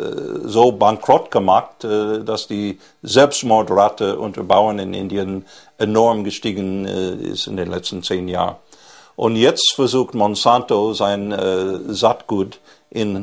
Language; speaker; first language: German; non-native, fluent; English